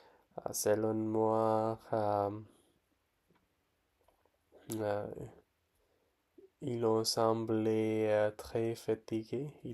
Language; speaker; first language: French; non-native, learner; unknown